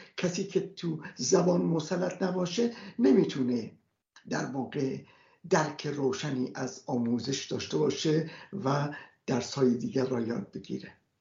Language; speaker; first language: Persian; non-native, local second language; Kurdish